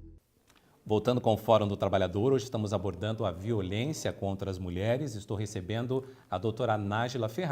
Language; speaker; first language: Portuguese; native; Portuguese